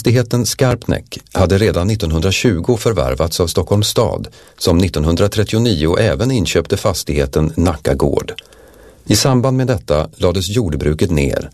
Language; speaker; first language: Swedish; native; Swedish